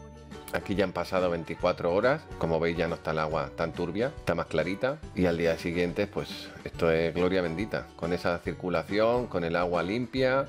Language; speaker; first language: Spanish; native; Spanish